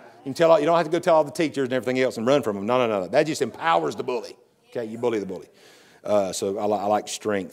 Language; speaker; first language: English; native; English